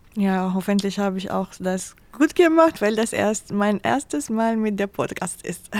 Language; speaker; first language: German; non-native, fluent; Arabic